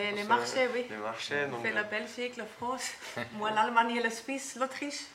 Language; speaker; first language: French; non-native, learner; German